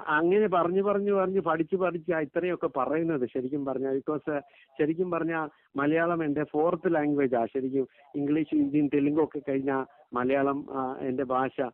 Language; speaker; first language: Malayalam; early bilingual, heritage; Malayalam